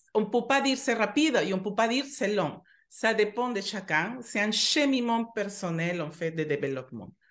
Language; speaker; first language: French; non-native, fluent; Spanish